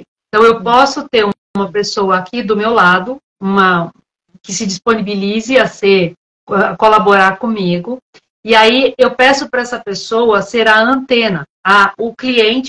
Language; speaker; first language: Portuguese; native; Portuguese